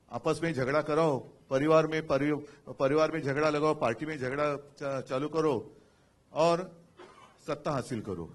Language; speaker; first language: Hindi; non-native, local second language; Marathi